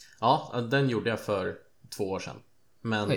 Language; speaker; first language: Swedish; native; Swedish